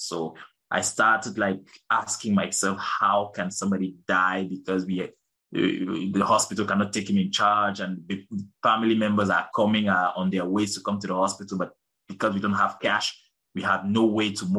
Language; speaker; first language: English; non-native, local second language; French